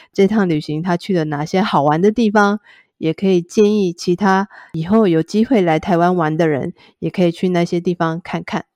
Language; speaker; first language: Chinese; native; Chinese